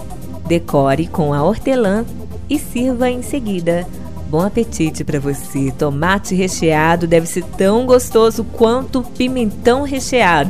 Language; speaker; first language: Portuguese; native; Portuguese